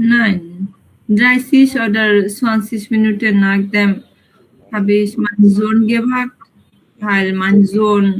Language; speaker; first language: German; non-native, learner; Bangla